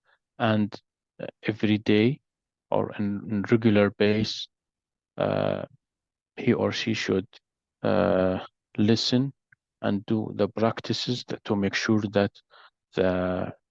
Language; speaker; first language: English; non-native, learner; Arabic